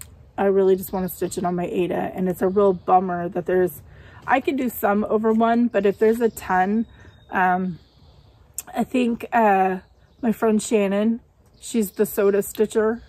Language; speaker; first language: English; native; English